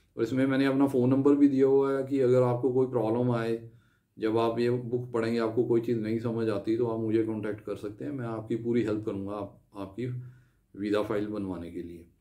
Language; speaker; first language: Hindi; non-native, local second language; Punjabi